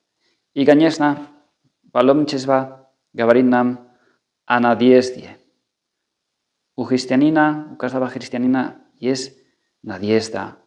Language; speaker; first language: Russian; non-native, fluent; Spanish